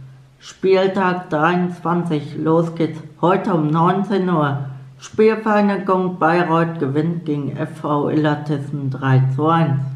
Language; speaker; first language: German; native; German